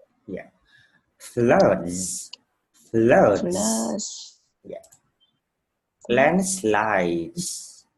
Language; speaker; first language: English; non-native, fluent; Vietnamese